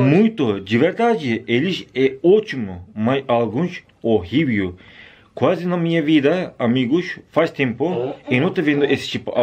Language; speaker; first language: Portuguese; non-native, learner; Turkish